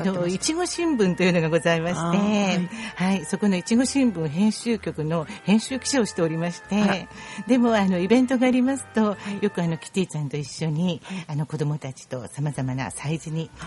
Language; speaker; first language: Japanese; native; Japanese